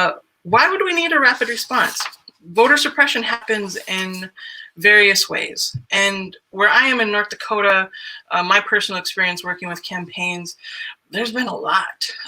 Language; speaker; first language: English; native; English